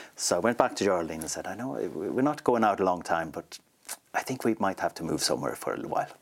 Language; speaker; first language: English; non-native, fluent; Swedish